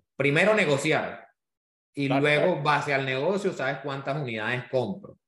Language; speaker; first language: Spanish; native; Spanish